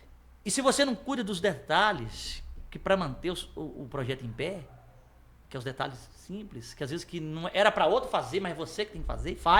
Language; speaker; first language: Portuguese; native; Portuguese